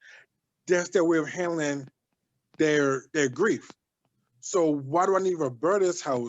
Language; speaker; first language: English; native; English